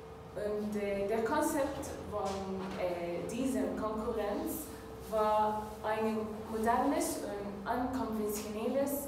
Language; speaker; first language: German; non-native, learner; Arabic